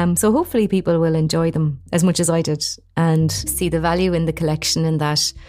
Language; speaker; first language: English; native; English